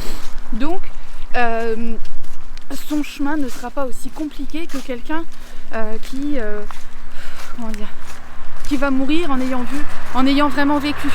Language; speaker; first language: French; native; French